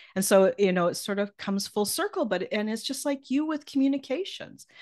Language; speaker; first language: English; native; English